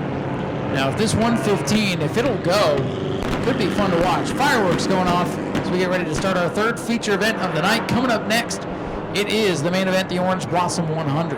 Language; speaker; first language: English; native; English